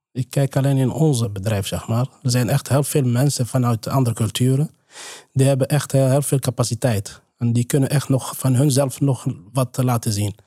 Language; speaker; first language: Dutch; non-native, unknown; Arabic